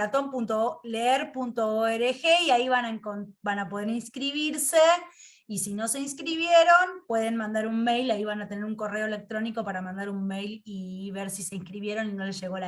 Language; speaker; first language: Spanish; native; Spanish